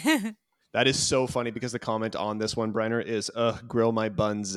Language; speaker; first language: English; native; English